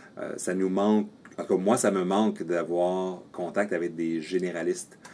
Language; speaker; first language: French; native; French